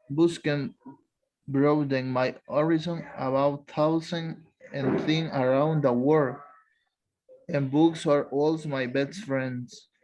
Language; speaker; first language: English; non-native, learner; Spanish